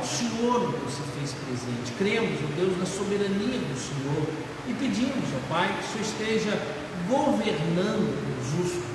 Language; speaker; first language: Portuguese; native; Portuguese